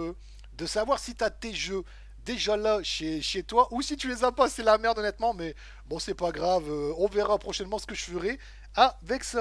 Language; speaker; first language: French; native; French